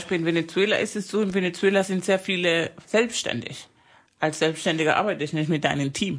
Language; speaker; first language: German; non-native, fluent; Spanish